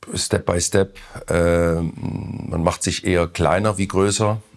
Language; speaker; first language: German; native; German